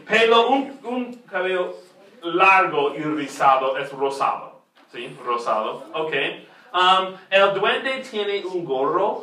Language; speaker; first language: Spanish; non-native, fluent; English